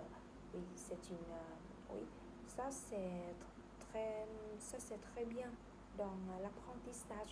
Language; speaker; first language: French; non-native, learner; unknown